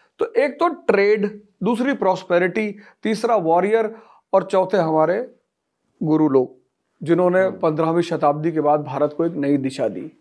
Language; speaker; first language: Hindi; native; Hindi